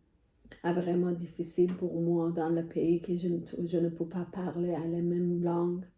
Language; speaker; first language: French; non-native, learner; Persian